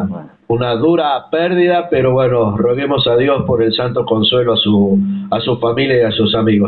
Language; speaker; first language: Spanish; native; Spanish